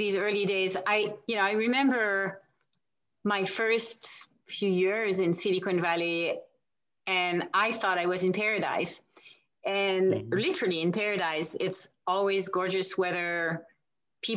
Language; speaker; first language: English; non-native, fluent; French